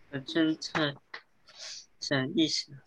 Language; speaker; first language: Chinese; early bilingual, heritage; Chinese